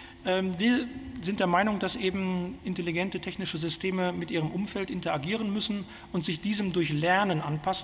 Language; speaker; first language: German; native; German